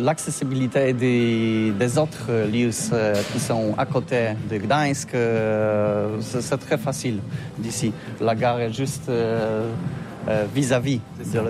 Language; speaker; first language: French; non-native, learner; Polish